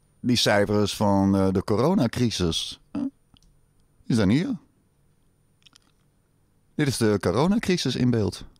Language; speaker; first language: Dutch; native; Dutch